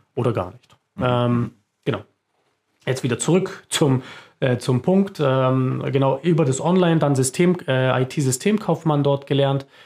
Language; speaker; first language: German; early bilingual, other home language; Croatian